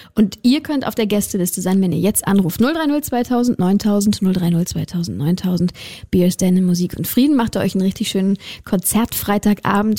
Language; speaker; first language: German; native; German